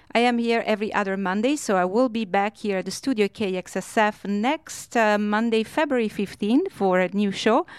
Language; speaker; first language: English; non-native, fluent; Italian